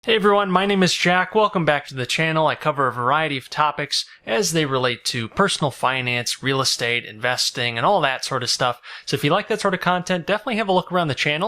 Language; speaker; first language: English; native; English